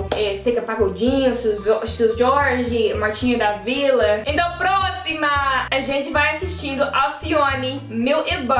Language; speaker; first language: Portuguese; non-native, learner; Dutch